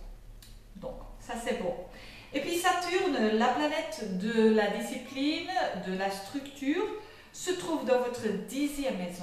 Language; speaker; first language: French; non-native, fluent; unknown